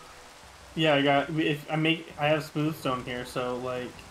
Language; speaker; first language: English; native; English